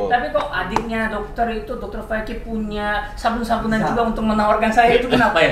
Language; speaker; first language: Indonesian; native; Indonesian